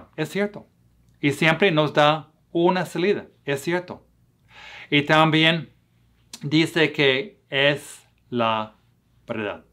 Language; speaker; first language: Spanish; non-native, fluent; English